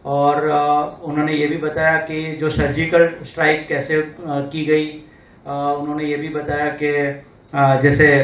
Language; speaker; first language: Hindi; non-native, local second language; Gujarati